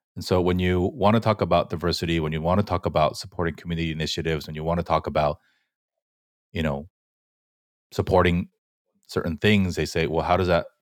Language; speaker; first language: English; early bilingual, other home language; Korean